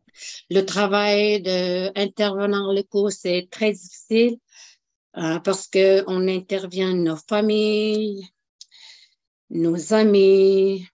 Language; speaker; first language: French; non-native, local second language; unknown